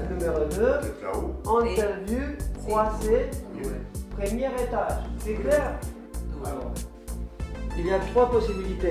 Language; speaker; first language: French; non-native, fluent; Italian